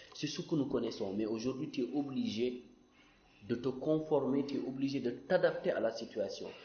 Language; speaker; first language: French; non-native, local second language; Fula